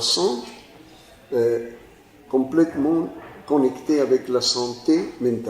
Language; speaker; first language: French; non-native, fluent; Spanish